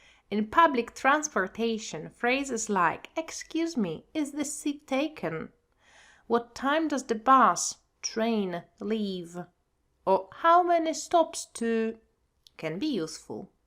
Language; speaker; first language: English; non-native, fluent; Polish